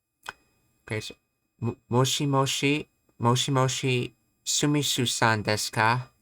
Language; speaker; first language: Japanese; non-native, learner; English